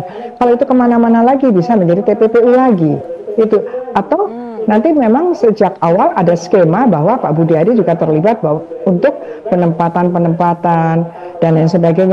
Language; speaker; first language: Indonesian; native; Indonesian